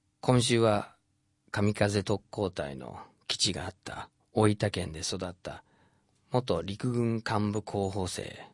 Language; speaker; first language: Japanese; non-native, fluent; English